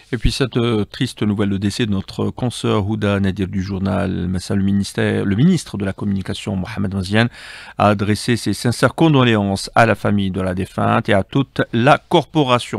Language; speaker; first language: French; non-native, local second language; Arabic